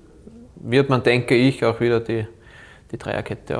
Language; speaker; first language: German; native; German